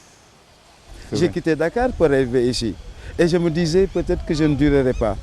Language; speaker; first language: French; non-native, local second language; Wolof